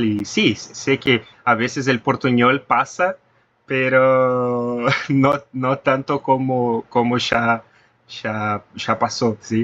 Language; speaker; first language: Spanish; non-native, fluent; Portuguese